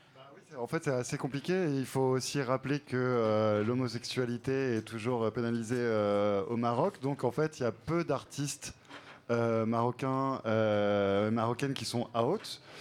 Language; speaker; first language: French; native; French